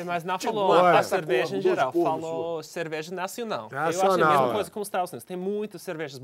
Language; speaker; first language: Portuguese; non-native, fluent; English